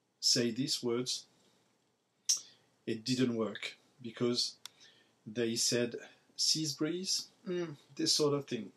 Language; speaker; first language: English; non-native, learner; French